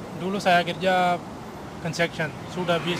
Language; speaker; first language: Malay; non-native, learner; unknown